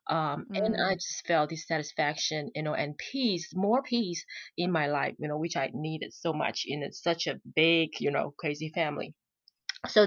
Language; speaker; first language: English; non-native, local second language; Chinese